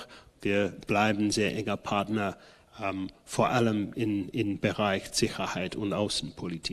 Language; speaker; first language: German; non-native, fluent; English